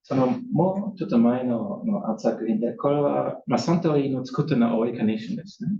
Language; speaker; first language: Japanese; non-native, learner; German